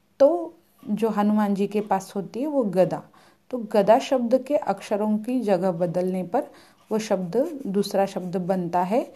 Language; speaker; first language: Hindi; non-native, local second language; Marathi